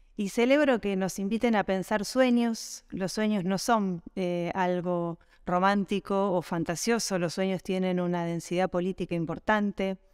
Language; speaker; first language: Spanish; native; Spanish